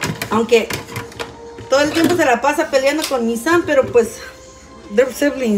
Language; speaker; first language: Spanish; early bilingual, heritage; Spanish